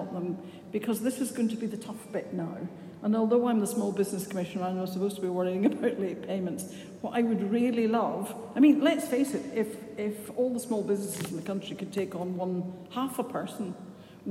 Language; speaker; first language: English; native; English